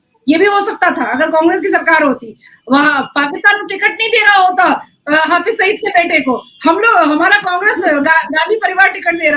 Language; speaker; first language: Hindi; native; Hindi